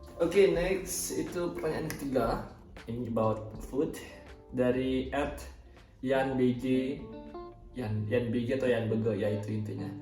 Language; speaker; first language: Indonesian; native; Indonesian